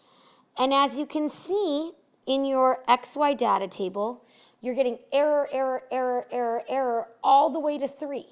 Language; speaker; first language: English; native; English